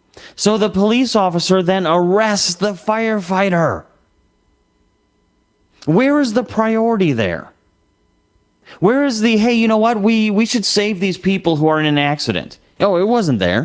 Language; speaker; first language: English; native; English